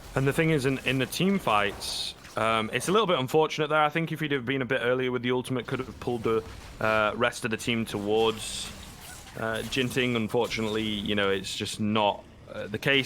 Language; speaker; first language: English; native; English